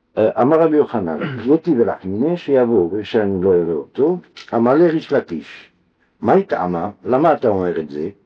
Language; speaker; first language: Hebrew; non-native, fluent; French